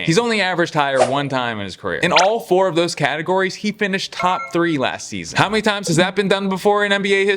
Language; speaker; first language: English; native; English